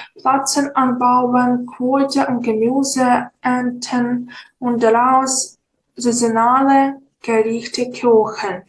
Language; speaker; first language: German; non-native, fluent; Ukrainian